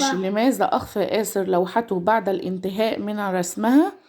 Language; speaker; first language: Arabic; native; Arabic